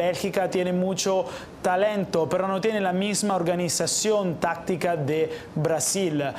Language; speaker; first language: Spanish; non-native, fluent; Italian